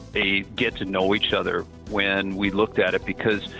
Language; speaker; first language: English; native; English